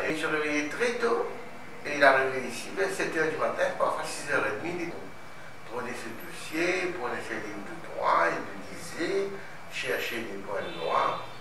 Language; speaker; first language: French; non-native, local second language; Morisyen